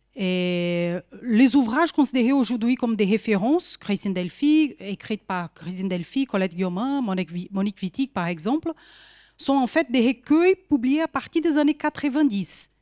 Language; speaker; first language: French; non-native, fluent; Portuguese